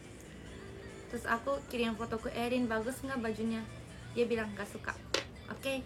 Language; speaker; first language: Indonesian; native; Indonesian